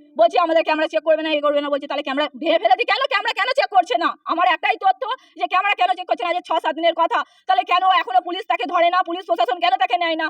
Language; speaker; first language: Bangla; non-native, local second language; Hindi